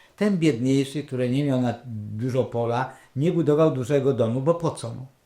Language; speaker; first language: Polish; non-native, local second language; Rusyn